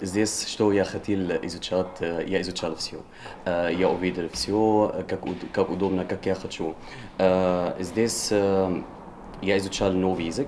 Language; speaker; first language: Russian; non-native, learner; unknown